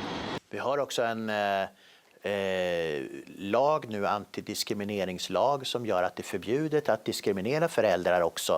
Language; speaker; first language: Swedish; native; Swedish